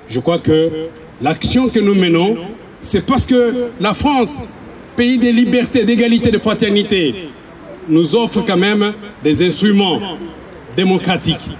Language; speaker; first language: French; non-native, local second language; Lingala